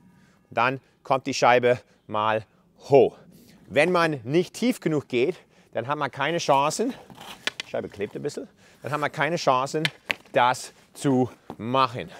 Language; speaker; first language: German; non-native, fluent; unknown